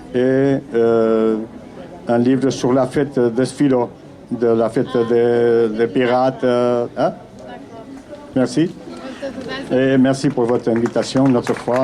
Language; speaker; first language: French; non-native, learner; Catalan